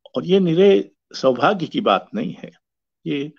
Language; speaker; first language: Hindi; native; Hindi